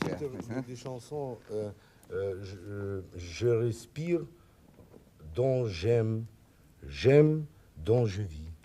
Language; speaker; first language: French; non-native, learner; Russian